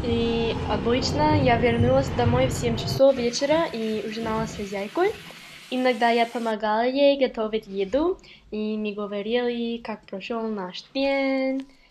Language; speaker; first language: Russian; non-native, learner; English